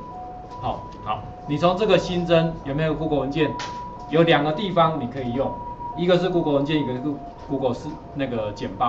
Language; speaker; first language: Chinese; native; Chinese